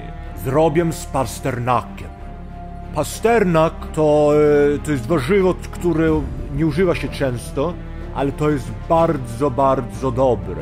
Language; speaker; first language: Polish; early bilingual, heritage; Polish